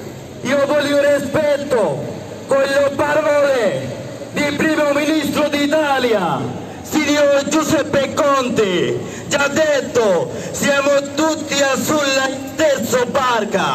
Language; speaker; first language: Italian; non-native, learner; Bangla